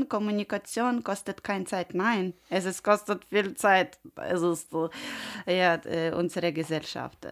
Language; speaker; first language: German; non-native, learner; Ukrainian